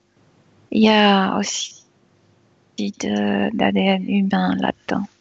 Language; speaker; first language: French; non-native, fluent; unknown